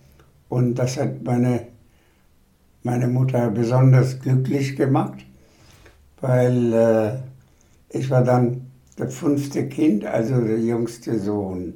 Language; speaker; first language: German; non-native, fluent; Bangla